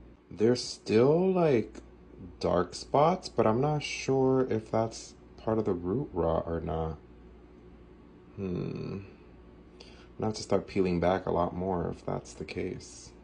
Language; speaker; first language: English; native; English